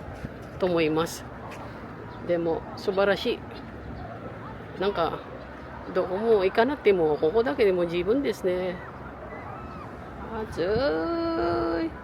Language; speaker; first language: Japanese; non-native, learner; Filipino